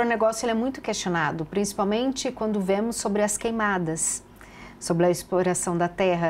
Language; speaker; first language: Portuguese; native; Portuguese